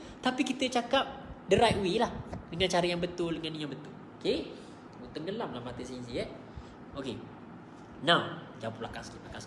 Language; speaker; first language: Malay; native; Malay